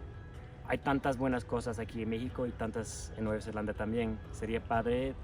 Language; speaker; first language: Spanish; non-native, fluent; English